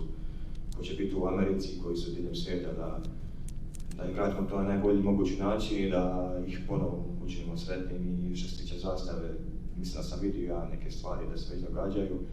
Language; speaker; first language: Croatian; native; Croatian